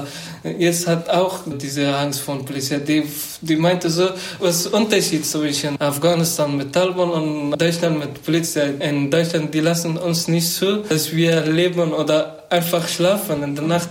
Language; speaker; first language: German; non-native, learner; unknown